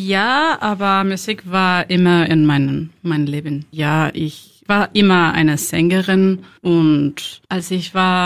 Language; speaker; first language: German; non-native, learner; Spanish